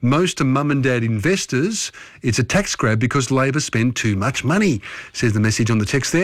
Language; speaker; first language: English; native; English